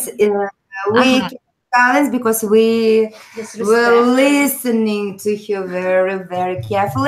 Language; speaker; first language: English; non-native, fluent; Uzbek